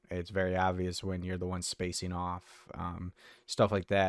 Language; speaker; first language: English; native; English